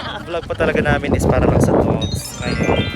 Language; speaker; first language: Filipino; non-native, local second language; Bikol